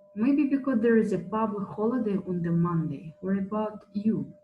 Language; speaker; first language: English; non-native, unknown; Kazakh